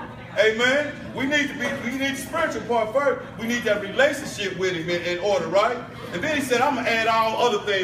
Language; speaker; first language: English; native; English